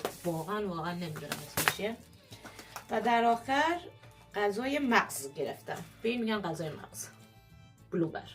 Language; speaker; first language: Persian; early bilingual, heritage; Persian